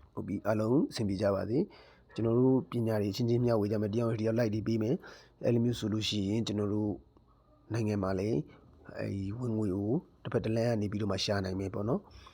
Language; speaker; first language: Burmese; native; Burmese